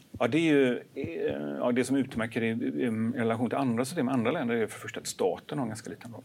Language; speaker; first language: Swedish; native; Swedish